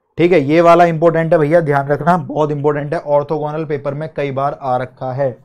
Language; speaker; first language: Hindi; native; Hindi